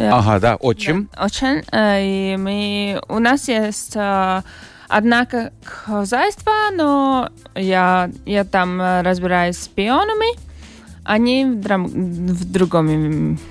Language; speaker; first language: Russian; non-native, local second language; Latvian